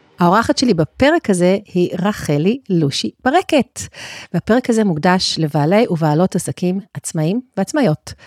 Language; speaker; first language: Hebrew; native; Hebrew